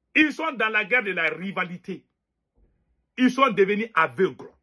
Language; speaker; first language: French; non-native, local second language; Bambara